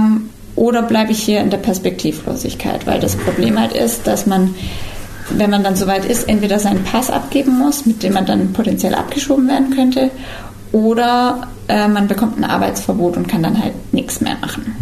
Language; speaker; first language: German; native; German